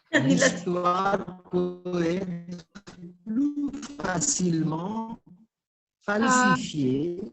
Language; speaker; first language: French; non-native, fluent; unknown